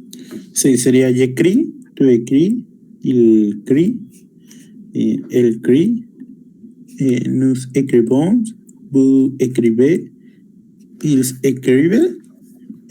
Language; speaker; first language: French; non-native, learner; Spanish